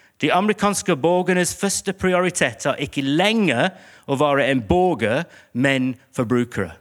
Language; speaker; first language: Norwegian; non-native, fluent; English